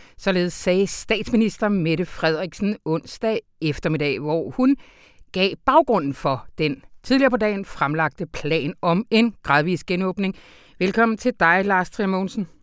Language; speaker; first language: Danish; native; Danish